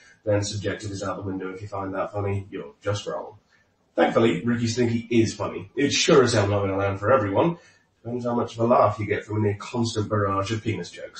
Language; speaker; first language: English; native; English